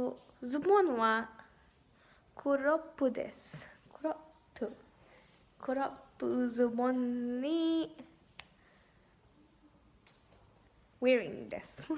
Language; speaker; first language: Japanese; non-native, learner; English